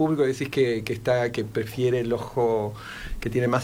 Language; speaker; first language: Spanish; native; Spanish